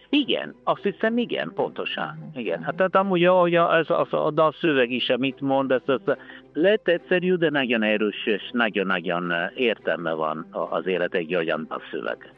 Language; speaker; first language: Hungarian; non-native, learner; Italian